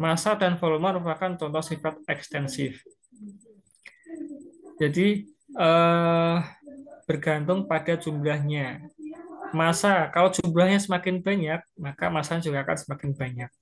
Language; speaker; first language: Indonesian; native; Indonesian